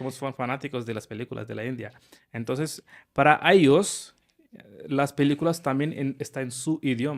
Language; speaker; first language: Spanish; non-native, fluent; Hindi